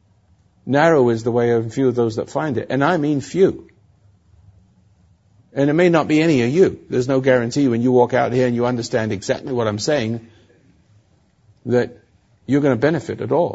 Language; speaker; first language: English; native; English